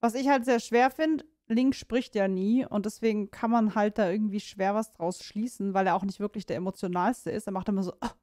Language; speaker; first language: German; native; German